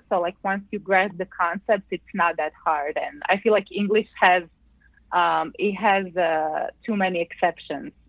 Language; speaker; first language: English; non-native, fluent; Croatian